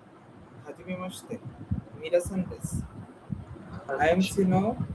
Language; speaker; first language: Japanese; non-native, learner; Bangla